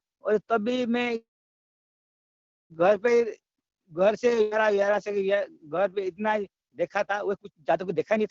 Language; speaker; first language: Hindi; non-native, local second language; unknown